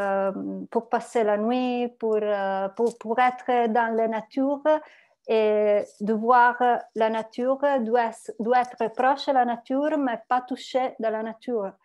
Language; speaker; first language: French; non-native, learner; Italian